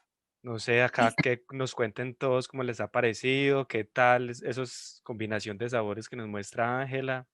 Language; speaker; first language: Spanish; native; Spanish